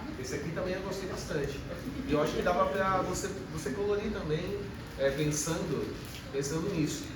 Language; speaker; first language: Portuguese; native; Portuguese